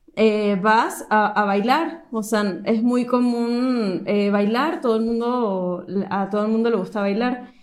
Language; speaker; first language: Spanish; native; Spanish